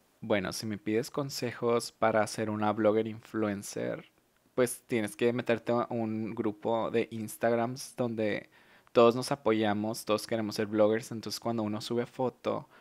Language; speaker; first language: Spanish; native; Spanish